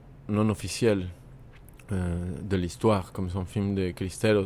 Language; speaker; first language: French; non-native, fluent; Spanish